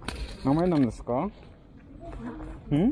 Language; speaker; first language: Japanese; non-native, learner; Bangla